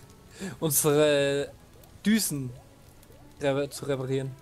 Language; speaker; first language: German; native; German